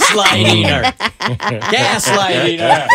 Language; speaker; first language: English; native; English